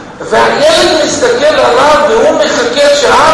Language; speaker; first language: Hebrew; non-native, fluent; Russian